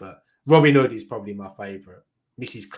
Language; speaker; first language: English; native; English